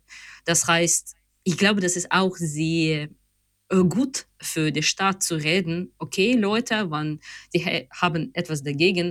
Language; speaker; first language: German; non-native, fluent; Ukrainian